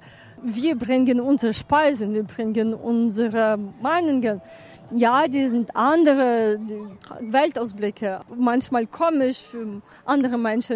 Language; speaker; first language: German; non-native, fluent; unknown